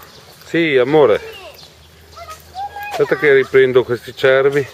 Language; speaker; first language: Italian; native; Italian